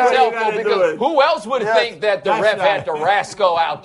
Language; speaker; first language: English; native; English